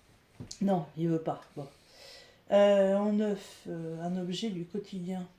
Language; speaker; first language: French; native; French